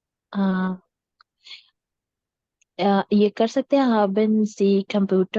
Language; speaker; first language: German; non-native, learner; Hindi